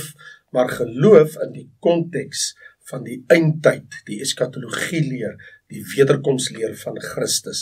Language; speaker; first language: Afrikaans; native; Afrikaans